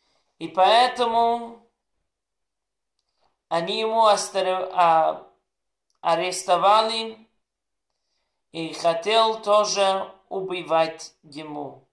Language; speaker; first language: Russian; non-native, learner; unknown